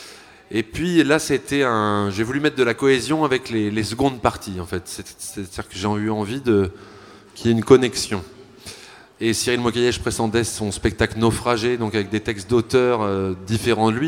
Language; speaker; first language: French; native; French